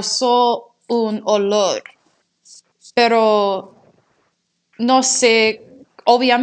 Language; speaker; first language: Spanish; non-native, fluent; English